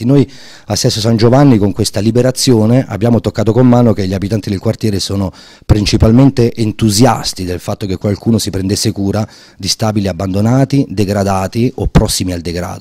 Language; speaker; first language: Italian; native; Italian